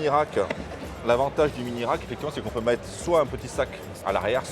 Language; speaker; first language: French; native; French